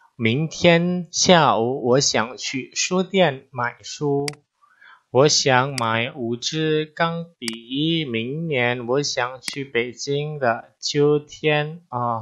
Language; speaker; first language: Chinese; non-native, fluent; Indonesian